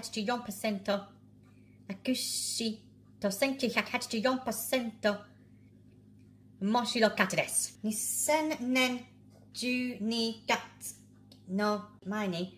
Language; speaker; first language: Japanese; non-native, learner; English